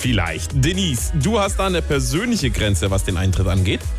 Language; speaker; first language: German; native; German